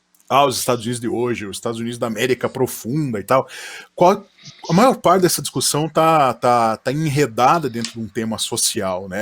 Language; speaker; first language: Portuguese; native; Portuguese